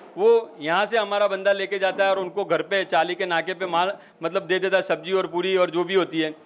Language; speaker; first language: Hindi; native; Hindi